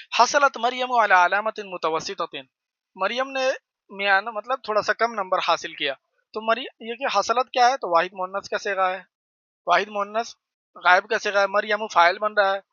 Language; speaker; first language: Urdu; native; Urdu